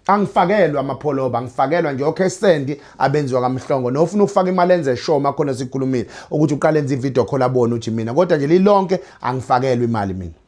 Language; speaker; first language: Zulu; native; Zulu